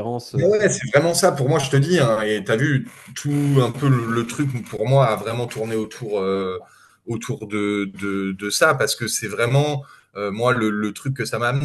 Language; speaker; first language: French; native; French